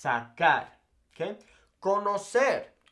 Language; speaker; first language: Spanish; non-native, fluent; English